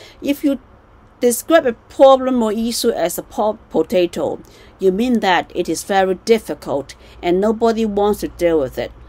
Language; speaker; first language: English; non-native, local second language; Cantonese